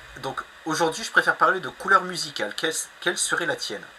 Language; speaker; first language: French; native; French